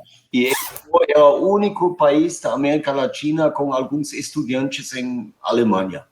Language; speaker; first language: Portuguese; non-native, fluent; German